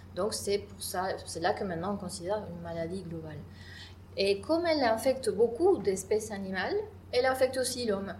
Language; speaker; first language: French; non-native, fluent; Spanish